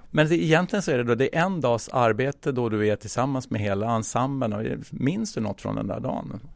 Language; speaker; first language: Swedish; native; Swedish